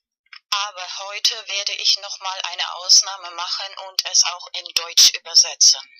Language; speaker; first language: German; non-native, learner; Spanish